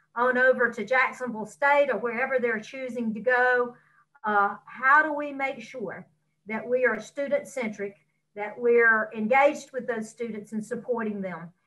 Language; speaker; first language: English; native; English